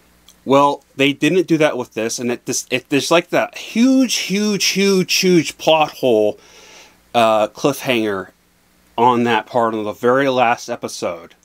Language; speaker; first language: English; native; English